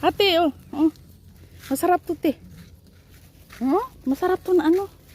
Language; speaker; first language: Filipino; non-native, local second language; Cebuano